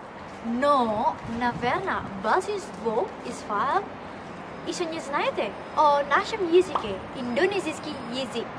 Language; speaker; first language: Russian; non-native, learner; Indonesian